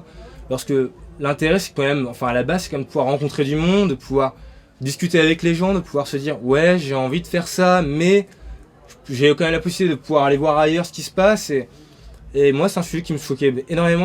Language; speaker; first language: French; native; French